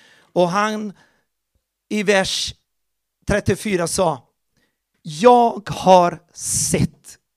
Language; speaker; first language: Swedish; non-native, fluent; Portuguese